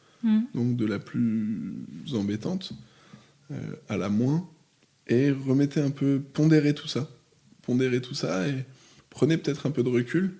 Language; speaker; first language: French; native; French